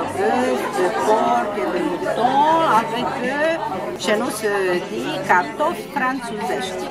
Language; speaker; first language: French; non-native, learner; Romanian